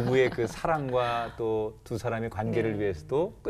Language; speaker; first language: Korean; native; Korean